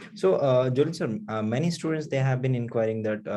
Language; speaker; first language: English; non-native, local second language; Nepali